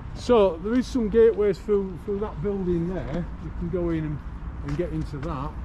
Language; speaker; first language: English; native; English